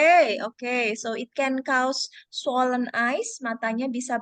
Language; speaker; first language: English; non-native, fluent; Indonesian